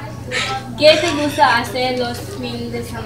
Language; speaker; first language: Spanish; non-native, learner; English